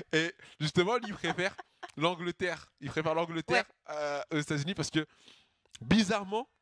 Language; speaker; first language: French; native; French